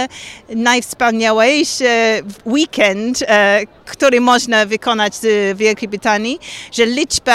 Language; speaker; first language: Polish; non-native, learner; English